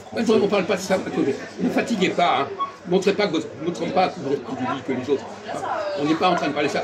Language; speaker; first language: French; native; French